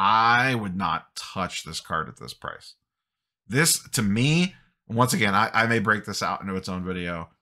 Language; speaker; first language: English; native; English